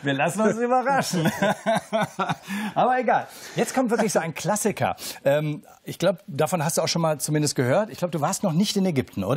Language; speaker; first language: German; native; German